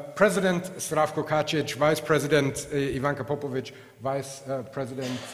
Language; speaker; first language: English; non-native, fluent; German